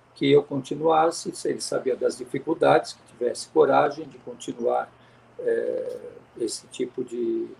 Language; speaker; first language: Portuguese; native; Portuguese